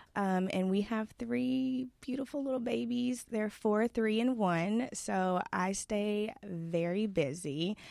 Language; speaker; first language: English; native; English